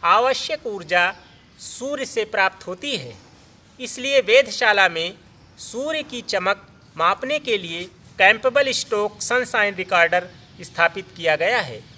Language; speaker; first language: Hindi; native; Hindi